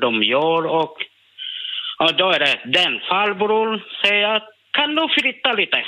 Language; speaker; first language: Swedish; non-native, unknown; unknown